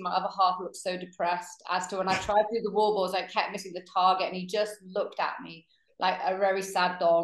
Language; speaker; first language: English; native; English